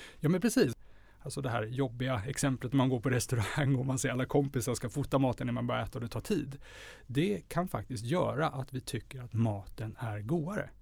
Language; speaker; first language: Swedish; native; Swedish